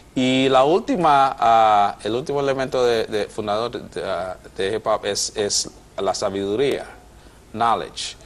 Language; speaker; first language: Spanish; non-native, fluent; English